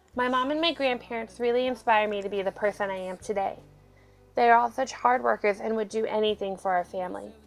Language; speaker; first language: English; native; English